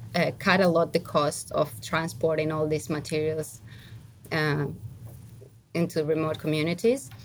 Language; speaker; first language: English; non-native, fluent; Spanish